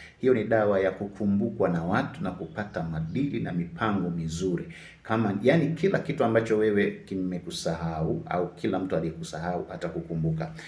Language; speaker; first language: Swahili; non-native, local second language; Sukuma